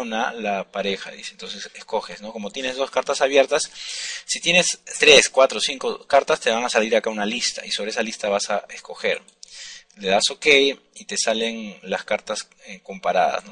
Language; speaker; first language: Spanish; native; Spanish